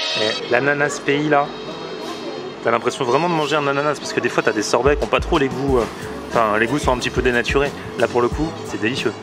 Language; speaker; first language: French; native; French